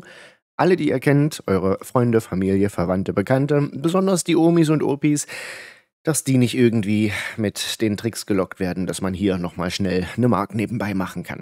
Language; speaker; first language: German; native; German